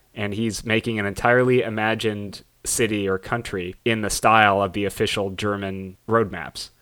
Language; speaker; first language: English; native; English